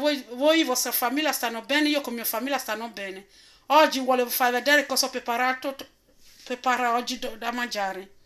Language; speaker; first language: Italian; non-native, learner; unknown